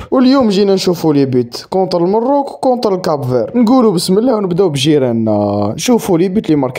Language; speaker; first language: Arabic; native; Arabic